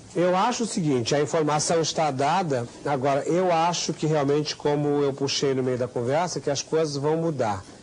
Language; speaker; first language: Portuguese; native; Portuguese